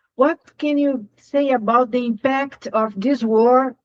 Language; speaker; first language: English; non-native, fluent; Portuguese